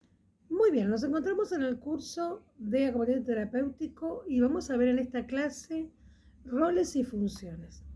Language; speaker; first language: Spanish; native; Spanish